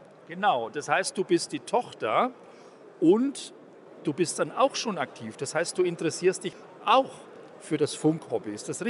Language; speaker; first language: German; native; German